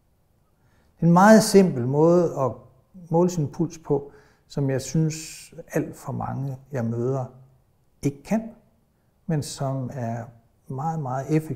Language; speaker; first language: Danish; native; Danish